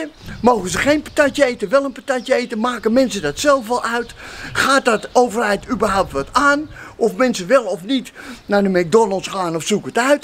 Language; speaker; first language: Dutch; native; Dutch